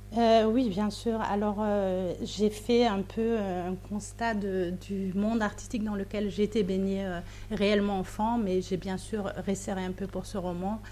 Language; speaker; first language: French; non-native, fluent; German